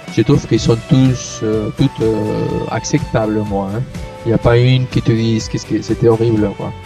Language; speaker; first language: French; non-native, fluent; Spanish